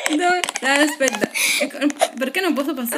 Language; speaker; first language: Italian; non-native, fluent; Spanish